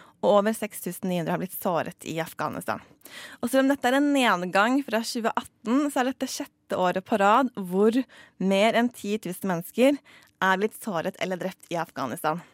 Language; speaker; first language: Norwegian; native; Norwegian